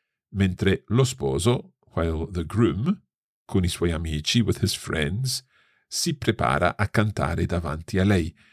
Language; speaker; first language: Italian; non-native, fluent; English